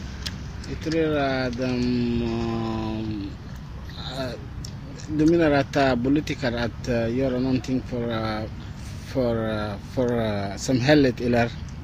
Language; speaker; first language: Swedish; non-native, learner; Arabic